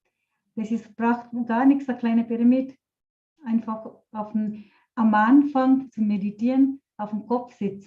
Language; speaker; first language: German; non-native, fluent; Telugu